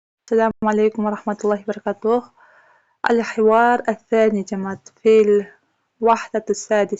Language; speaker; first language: Arabic; non-native, fluent; Kyrgyz